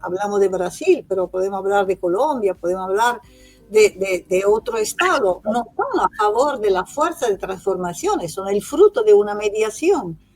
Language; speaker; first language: Spanish; non-native, fluent; Italian